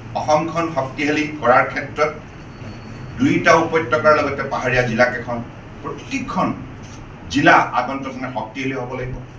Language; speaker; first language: Assamese; native; Assamese